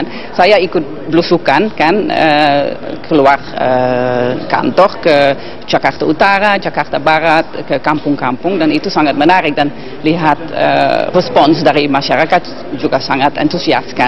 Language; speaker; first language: Indonesian; non-native, fluent; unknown